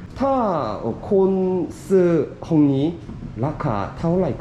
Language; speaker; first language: Thai; non-native, learner; Korean